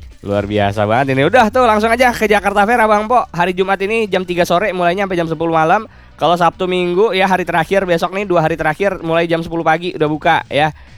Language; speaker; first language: Indonesian; native; Indonesian